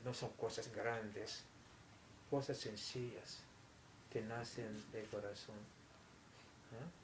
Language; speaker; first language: Spanish; non-native, fluent; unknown